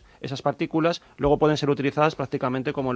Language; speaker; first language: Spanish; native; Spanish